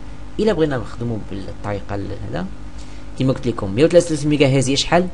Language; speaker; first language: Arabic; native; Arabic